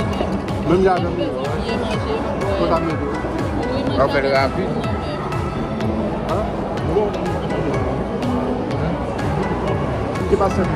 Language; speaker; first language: French; non-native, learner; Haitian Creole